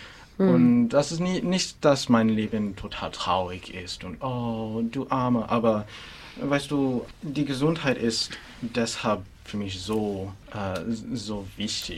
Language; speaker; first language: German; non-native, fluent; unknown